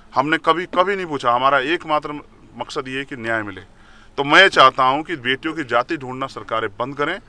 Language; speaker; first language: Hindi; native; Hindi